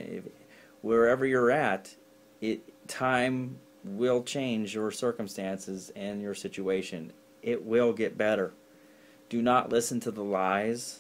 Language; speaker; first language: English; native; English